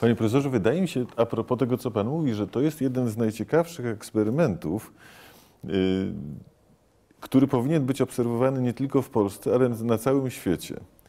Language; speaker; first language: Polish; native; Polish